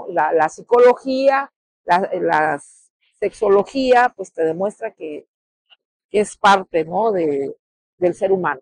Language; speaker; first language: Spanish; native; Spanish